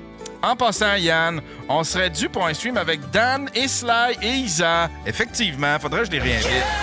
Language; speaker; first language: French; native; French